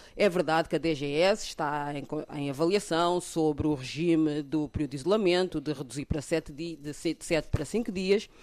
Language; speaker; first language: Portuguese; early bilingual, other home language; Kabuverdianu